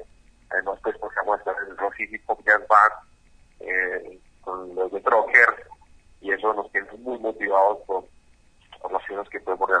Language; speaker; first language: Spanish; native; Spanish